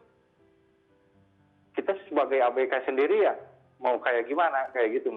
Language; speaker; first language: Indonesian; native; Indonesian